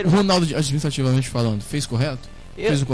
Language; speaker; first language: Portuguese; native; Portuguese